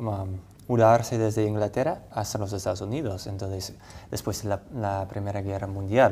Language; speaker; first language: Spanish; non-native, fluent; English